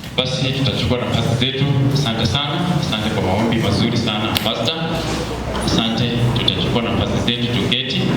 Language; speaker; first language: Swahili; native; Swahili